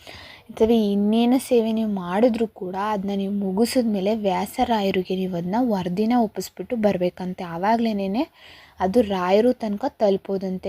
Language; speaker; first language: Kannada; native; Kannada